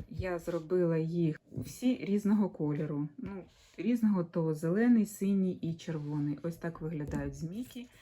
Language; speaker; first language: Ukrainian; non-native, local second language; Russian